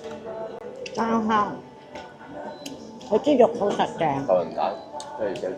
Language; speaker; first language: Cantonese; native; Cantonese